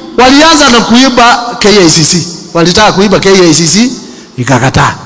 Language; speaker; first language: Swahili; non-native, local second language; Kikuyu